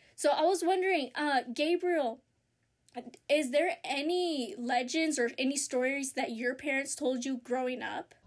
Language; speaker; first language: English; early bilingual, other home language; Spanish